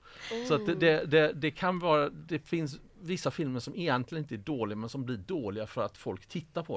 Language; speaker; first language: Swedish; native; Swedish